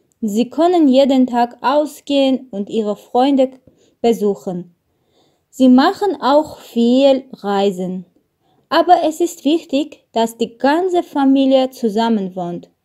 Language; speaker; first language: German; non-native, learner; Armenian